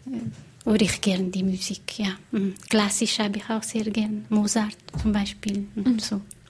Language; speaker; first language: German; non-native, fluent; Portuguese